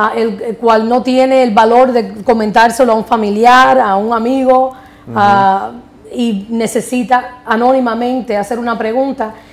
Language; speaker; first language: Spanish; early bilingual, heritage; Spanish